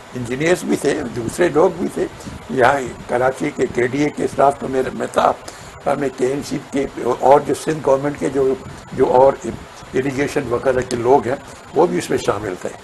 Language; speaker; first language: Urdu; non-native, local second language; Sindhi